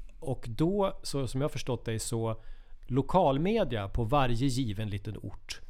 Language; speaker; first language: Swedish; native; Swedish